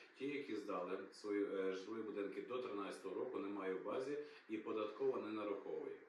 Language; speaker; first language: Ukrainian; native; Ukrainian